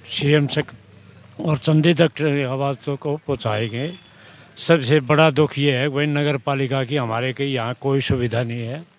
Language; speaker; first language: Hindi; native; Hindi